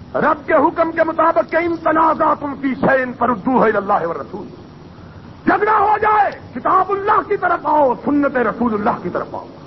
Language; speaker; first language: Urdu; non-native, local second language; Punjabi